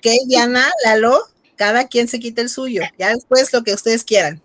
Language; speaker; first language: Spanish; native; Spanish